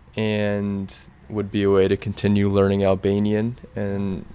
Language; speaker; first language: English; native; English